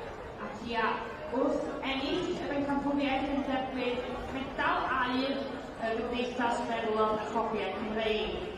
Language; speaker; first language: Welsh; native; Welsh